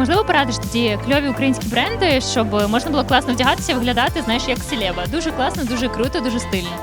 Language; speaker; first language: Ukrainian; native; Ukrainian